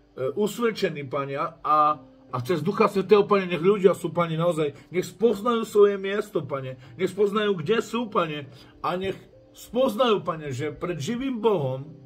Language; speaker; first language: Slovak; non-native, local second language; Romany